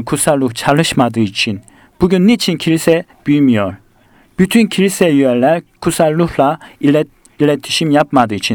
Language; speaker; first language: Turkish; non-native, fluent; Korean